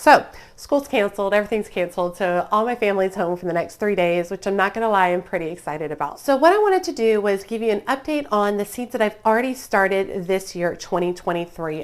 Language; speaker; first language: English; native; English